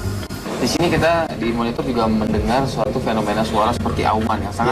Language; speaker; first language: Indonesian; native; Indonesian